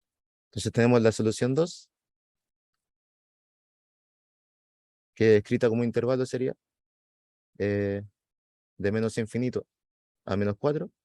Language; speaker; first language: Spanish; native; Spanish